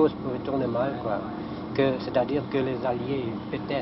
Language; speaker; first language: French; native; French